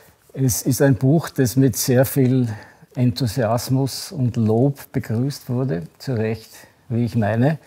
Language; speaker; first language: German; native; German